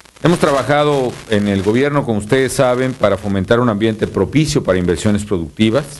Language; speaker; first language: Spanish; native; Spanish